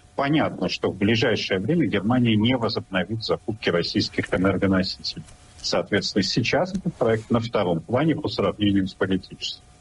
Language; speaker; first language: Russian; non-native, local second language; Lithuanian